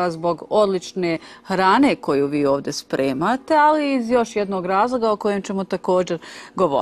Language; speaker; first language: Serbian; native; Serbian